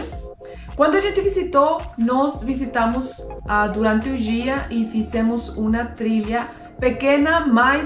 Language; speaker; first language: Portuguese; non-native, fluent; Spanish